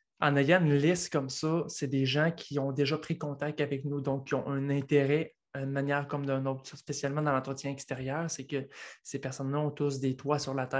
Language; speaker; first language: French; native; French